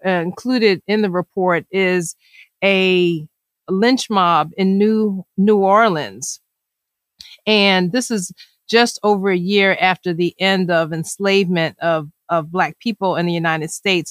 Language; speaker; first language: English; native; English